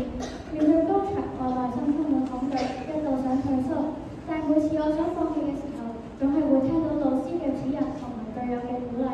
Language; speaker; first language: Cantonese; native; Cantonese